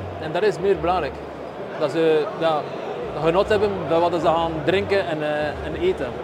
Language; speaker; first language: Dutch; non-native, local second language; French